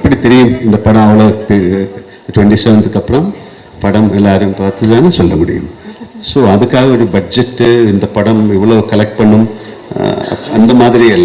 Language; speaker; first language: Tamil; non-native, local second language; Malayalam